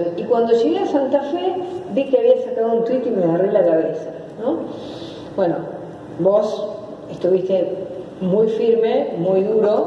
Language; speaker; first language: Spanish; native; Spanish